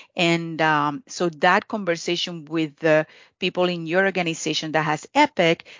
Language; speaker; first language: English; non-native, fluent; Spanish